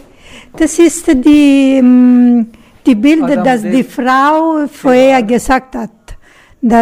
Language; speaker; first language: German; non-native, learner; Italian